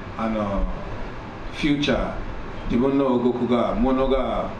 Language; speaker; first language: Japanese; non-native, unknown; Akan